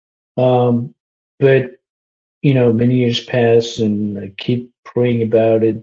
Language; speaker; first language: English; non-native, local second language; Malayalam